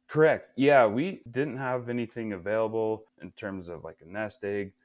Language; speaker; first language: English; native; English